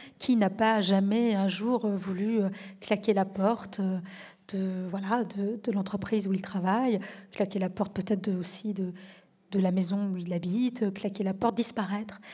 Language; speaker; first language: French; native; French